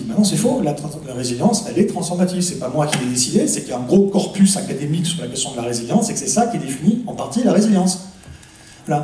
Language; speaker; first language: French; native; French